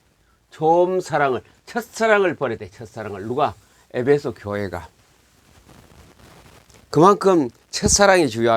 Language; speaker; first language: Korean; native; Korean